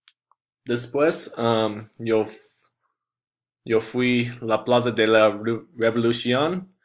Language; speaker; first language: Spanish; non-native, learner; English